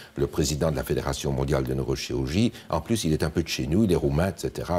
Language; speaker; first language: French; native; French